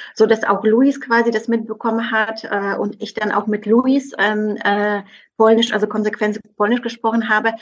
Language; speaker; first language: German; non-native, fluent; Polish